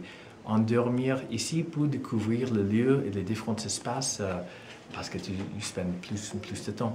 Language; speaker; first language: French; non-native, fluent; English